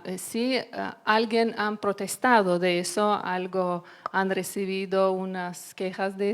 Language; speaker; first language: Spanish; non-native, learner; Lithuanian